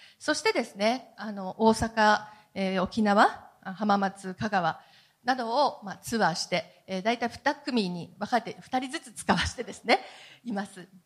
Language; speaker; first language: Japanese; native; Japanese